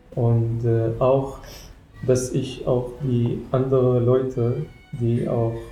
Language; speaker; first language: German; non-native, fluent; Arabic